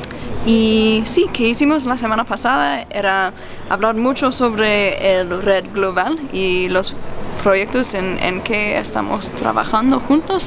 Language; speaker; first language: Spanish; non-native, fluent; English